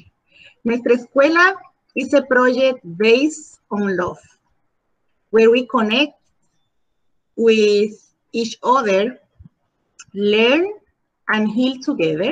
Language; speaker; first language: English; non-native, learner; Spanish